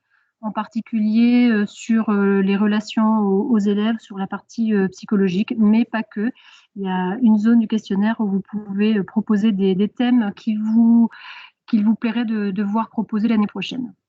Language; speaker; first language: French; native; French